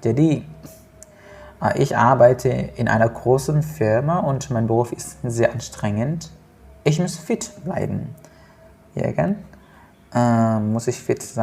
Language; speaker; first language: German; non-native, fluent; Indonesian